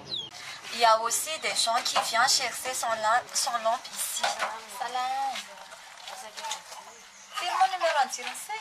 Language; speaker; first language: French; non-native, local second language; Malagasy